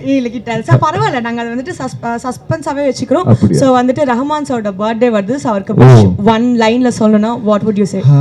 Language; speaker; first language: Tamil; native; Tamil